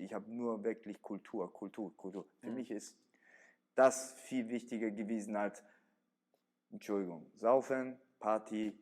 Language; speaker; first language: German; early bilingual, other home language; Italian